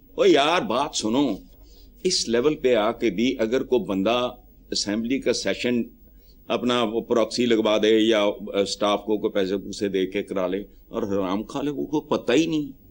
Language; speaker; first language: Urdu; non-native, local second language; Punjabi